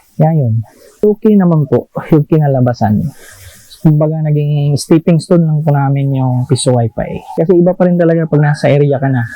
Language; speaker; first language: Filipino; non-native, local second language; Cebuano